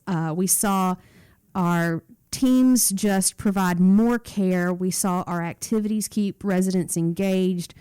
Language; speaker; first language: English; native; English